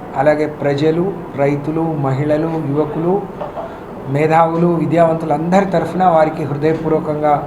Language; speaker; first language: Telugu; native; Telugu